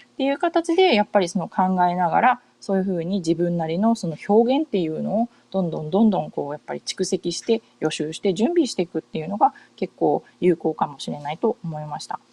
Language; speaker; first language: Japanese; native; Japanese